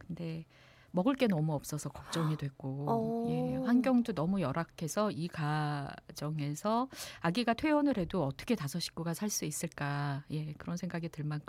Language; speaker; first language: Korean; native; Korean